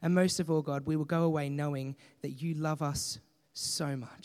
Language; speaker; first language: English; native; English